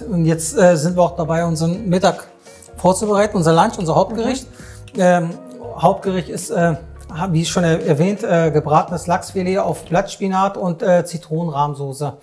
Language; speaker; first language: German; native; German